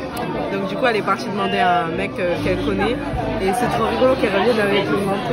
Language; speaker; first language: French; native; French